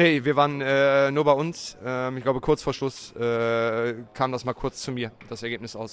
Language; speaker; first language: German; native; German